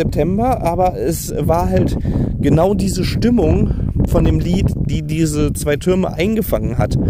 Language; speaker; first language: German; native; German